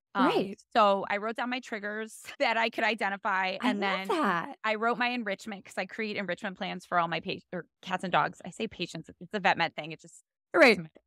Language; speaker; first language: English; native; English